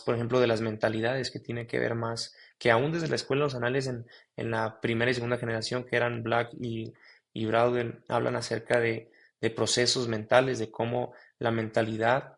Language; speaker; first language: Spanish; native; Spanish